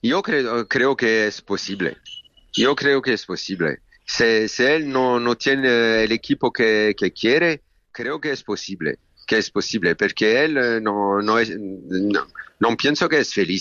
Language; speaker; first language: Spanish; non-native, fluent; French